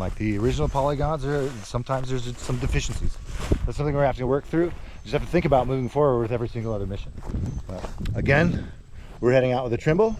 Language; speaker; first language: English; native; English